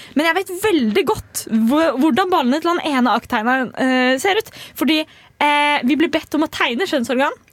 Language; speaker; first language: Norwegian; native; Norwegian